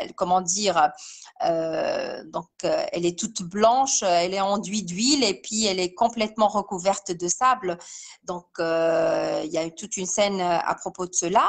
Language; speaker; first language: French; non-native, local second language; Arabic